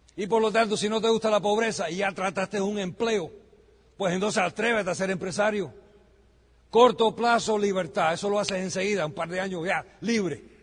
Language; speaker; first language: Spanish; early bilingual, heritage; Spanish